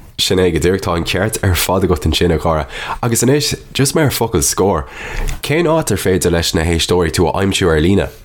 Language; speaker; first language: Irish; non-native, local second language; English